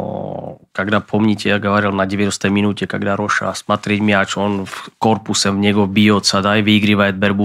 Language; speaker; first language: Russian; non-native, fluent; Czech